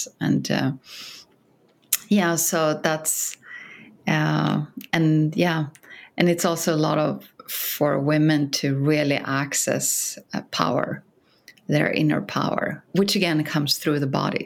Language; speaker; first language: English; non-native, fluent; Swedish